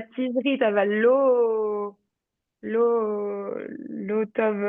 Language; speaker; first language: Hebrew; non-native, learner; French